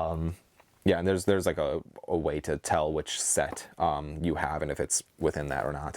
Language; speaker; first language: English; native; English